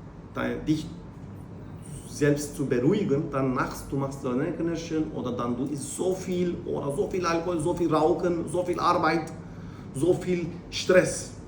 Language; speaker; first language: German; non-native, learner; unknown